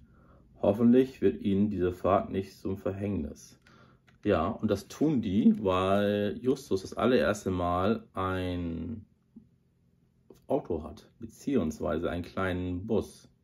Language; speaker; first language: German; native; German